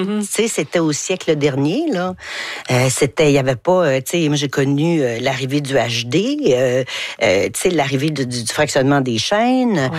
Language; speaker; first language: French; native; French